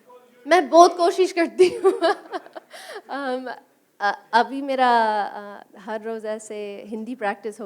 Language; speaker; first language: Hindi; non-native, learner; English